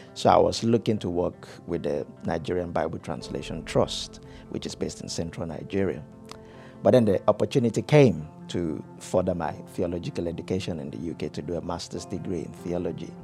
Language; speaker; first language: English; non-native, local second language; Yoruba